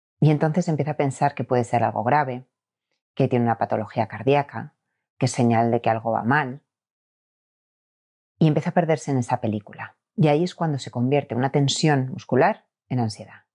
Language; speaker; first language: Spanish; native; Spanish